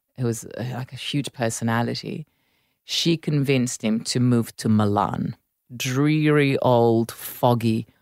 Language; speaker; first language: English; non-native, fluent; Italian